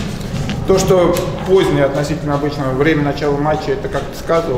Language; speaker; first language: Russian; native; Russian